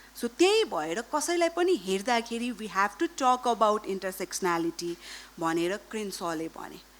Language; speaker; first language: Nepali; non-native, local second language; Marwari